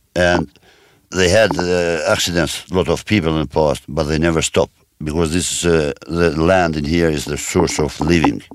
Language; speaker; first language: English; non-native, learner; Albanian